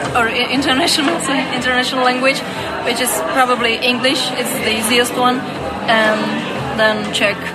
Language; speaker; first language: English; non-native, fluent; Czech